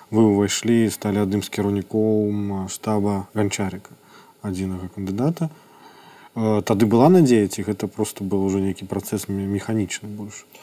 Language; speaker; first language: Belarusian; non-native, local second language; Russian